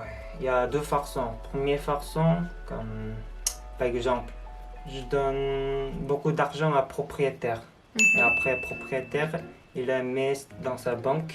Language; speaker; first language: French; non-native, learner; Korean